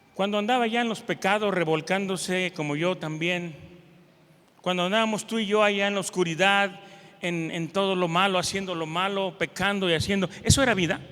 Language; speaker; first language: Spanish; native; Spanish